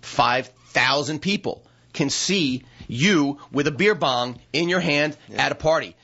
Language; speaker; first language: English; native; English